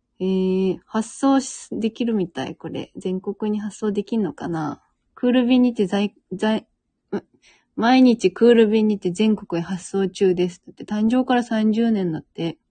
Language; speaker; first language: Japanese; native; Japanese